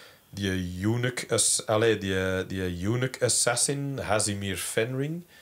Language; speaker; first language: English; native; English